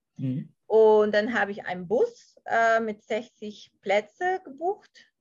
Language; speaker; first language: German; non-native, fluent; Spanish